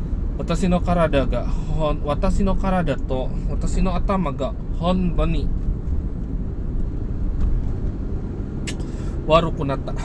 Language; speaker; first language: Japanese; non-native, learner; Indonesian